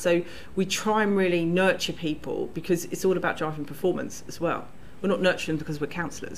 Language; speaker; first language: English; native; English